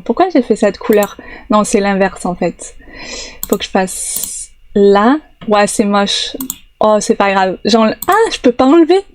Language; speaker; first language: French; native; French